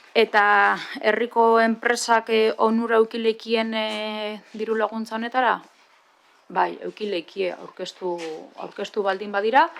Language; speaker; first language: Basque; native; Basque